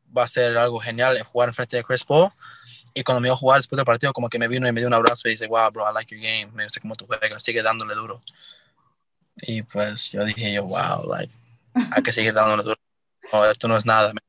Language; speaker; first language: Spanish; early bilingual, heritage; Spanish